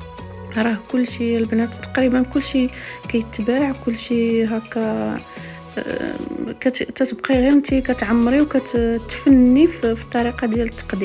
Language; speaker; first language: Arabic; native; Arabic